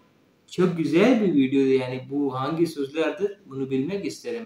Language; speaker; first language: Turkish; non-native, learner; Urdu